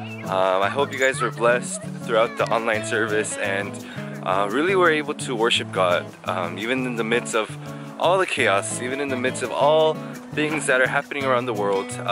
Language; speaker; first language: English; early bilingual, other home language; Korean